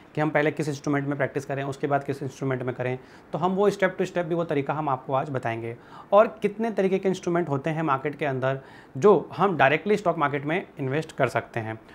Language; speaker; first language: Hindi; native; Hindi